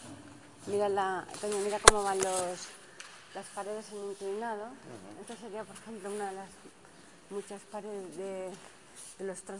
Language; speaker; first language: Spanish; native; Spanish